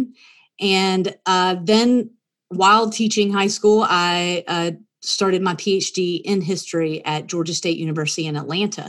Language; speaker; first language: English; native; English